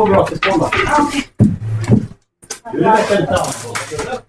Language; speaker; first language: Swedish; native; Swedish